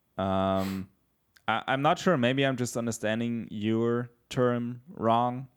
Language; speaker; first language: English; non-native, fluent; German